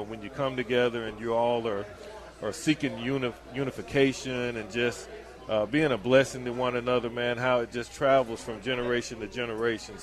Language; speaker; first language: English; native; English